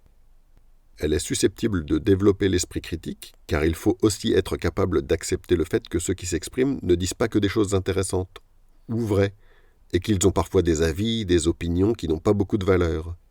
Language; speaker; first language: French; native; French